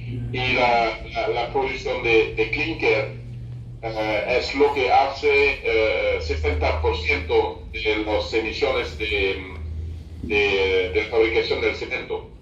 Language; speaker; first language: Spanish; non-native, fluent; French